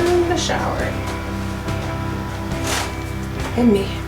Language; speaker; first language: English; native; English